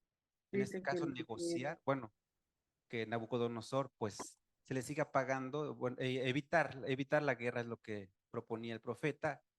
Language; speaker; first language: Spanish; native; Spanish